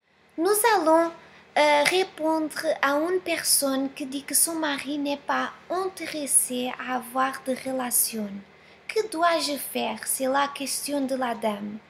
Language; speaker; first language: French; non-native, fluent; Portuguese